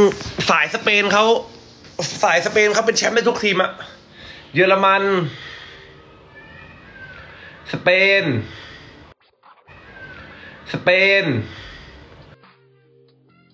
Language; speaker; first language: Thai; native; Thai